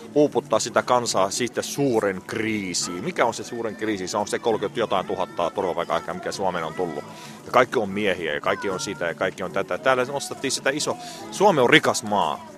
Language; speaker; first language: Finnish; non-native, fluent; Arabic